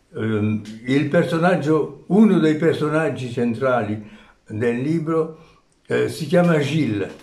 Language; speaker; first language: Italian; early bilingual, heritage; Italian